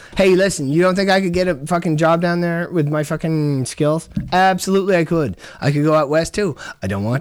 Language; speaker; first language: English; native; English